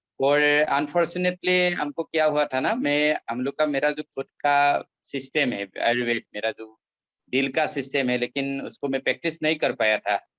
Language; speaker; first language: Hindi; non-native, local second language; Assamese